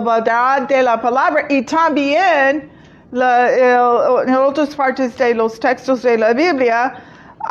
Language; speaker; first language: Spanish; non-native, fluent; English